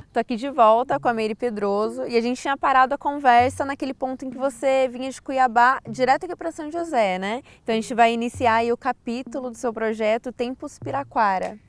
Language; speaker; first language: Portuguese; native; Portuguese